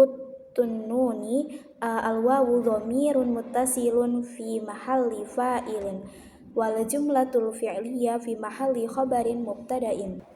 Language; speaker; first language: Arabic; non-native, learner; Indonesian